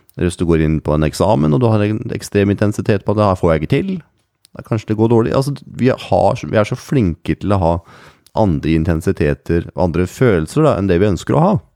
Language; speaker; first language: Norwegian; native; Norwegian